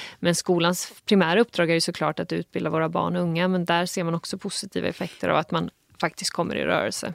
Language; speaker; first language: Swedish; native; Swedish